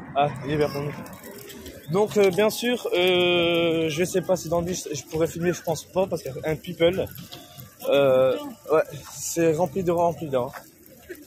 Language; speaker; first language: French; native; French